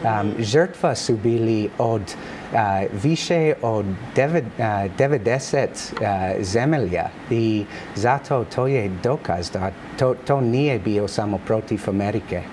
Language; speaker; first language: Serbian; non-native, learner; English